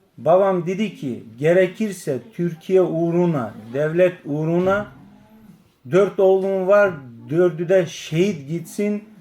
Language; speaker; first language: Turkish; native; Turkish